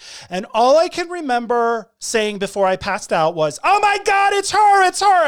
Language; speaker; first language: English; native; English